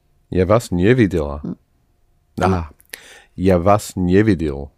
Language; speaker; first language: Russian; non-native, learner; English